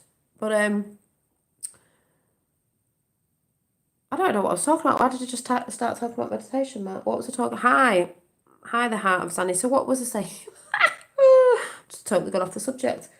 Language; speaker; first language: English; native; English